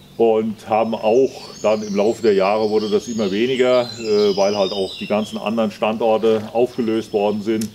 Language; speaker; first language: German; native; German